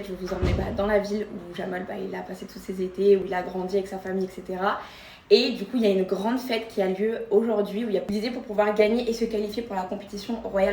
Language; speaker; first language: French; native; French